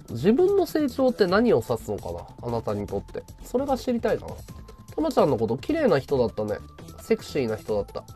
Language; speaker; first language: Japanese; native; Japanese